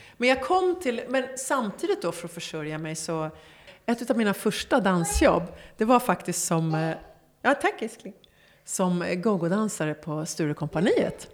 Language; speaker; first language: Swedish; early bilingual, other home language; Persian